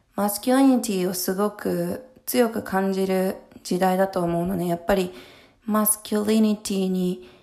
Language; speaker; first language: Japanese; early bilingual, heritage; Japanese